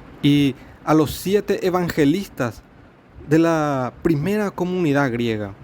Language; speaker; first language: Spanish; native; Spanish